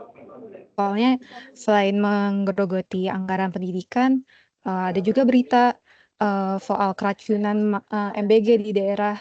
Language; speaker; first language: Indonesian; native; Indonesian